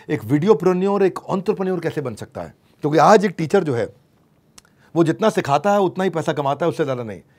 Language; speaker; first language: Hindi; native; Hindi